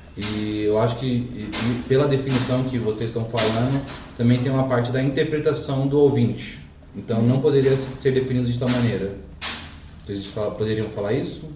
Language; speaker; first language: Portuguese; native; Portuguese